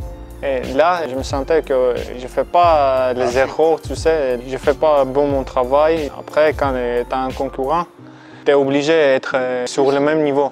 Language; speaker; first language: French; non-native, fluent; Armenian